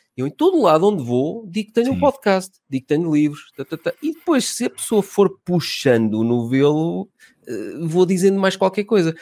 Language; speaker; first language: Portuguese; native; Portuguese